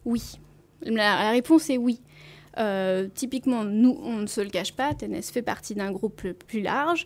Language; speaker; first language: French; native; French